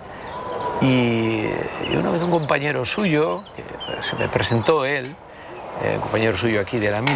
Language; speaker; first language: Spanish; native; Spanish